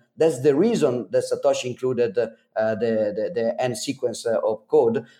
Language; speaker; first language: English; non-native, fluent; Italian